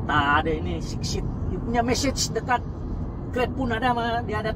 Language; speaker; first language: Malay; non-native, local second language; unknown